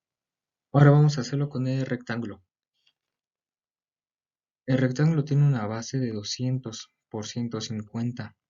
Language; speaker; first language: Spanish; native; Spanish